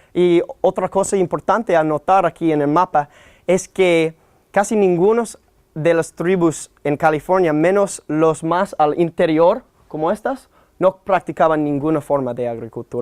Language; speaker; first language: Spanish; non-native, learner; English